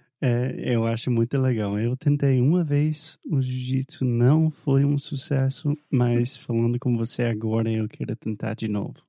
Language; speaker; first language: Portuguese; non-native, fluent; English